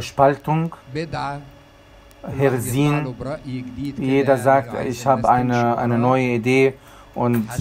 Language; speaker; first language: German; non-native, fluent; Arabic